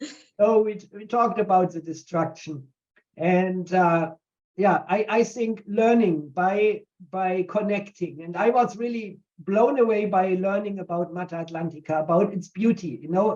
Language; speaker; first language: English; non-native, fluent; German